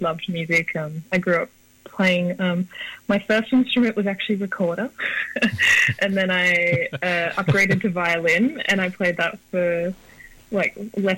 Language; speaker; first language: English; native; English